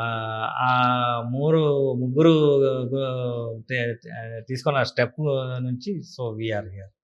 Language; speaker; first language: Telugu; non-native, local second language; Kannada